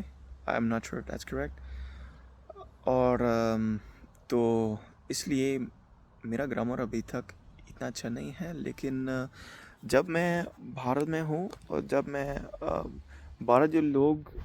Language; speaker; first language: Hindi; non-native, learner; Dutch